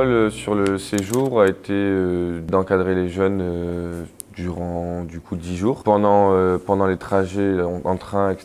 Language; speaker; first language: French; native; French